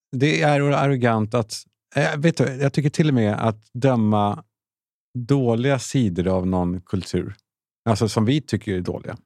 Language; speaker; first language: Swedish; native; Swedish